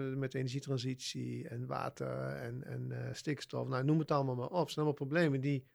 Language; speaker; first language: Dutch; native; Dutch